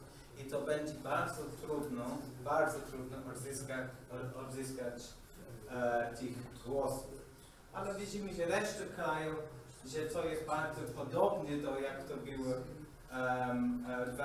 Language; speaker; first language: Polish; non-native, learner; English